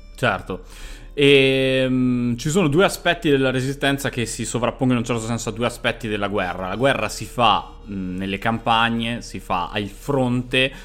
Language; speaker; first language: Italian; native; Italian